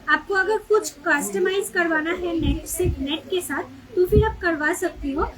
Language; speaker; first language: Hindi; non-native, local second language; Bangla